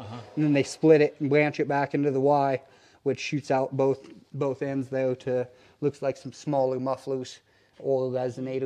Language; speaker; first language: English; native; English